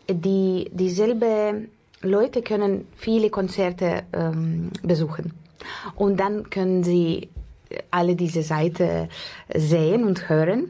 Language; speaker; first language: German; non-native, learner; Russian